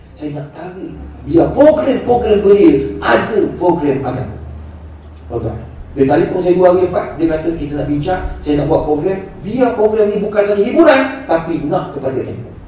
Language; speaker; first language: Malay; native; Malay